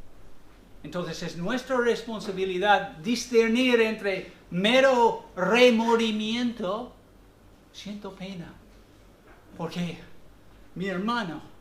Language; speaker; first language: Spanish; non-native, fluent; English